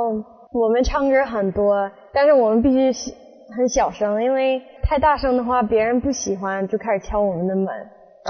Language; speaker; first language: Chinese; early bilingual, other home language; English